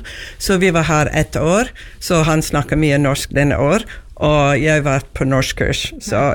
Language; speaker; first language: Norwegian; non-native, learner; English